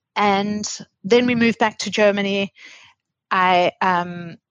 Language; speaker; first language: English; native; English